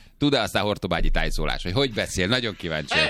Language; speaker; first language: Hungarian; native; Hungarian